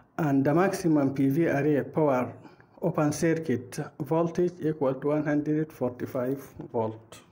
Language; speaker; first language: English; non-native, fluent; Arabic